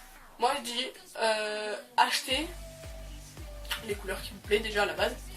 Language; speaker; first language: French; native; French